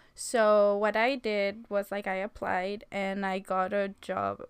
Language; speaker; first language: English; non-native, fluent; Spanish